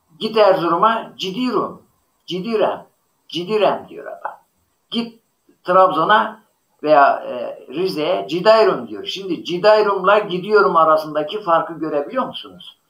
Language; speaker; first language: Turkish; non-native, local second language; Zaza